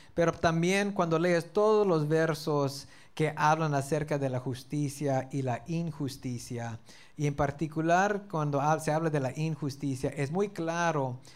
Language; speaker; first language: Spanish; early bilingual, heritage; Spanish